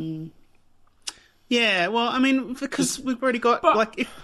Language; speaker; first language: English; native; English